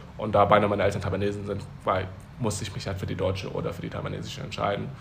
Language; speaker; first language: German; early bilingual, other home language; Chinese